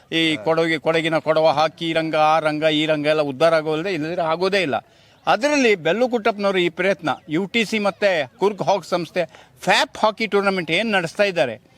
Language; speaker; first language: Kannada; non-native, local second language; Kodava